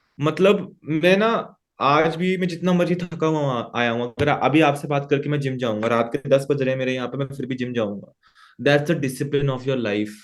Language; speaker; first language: Hindi; native; Hindi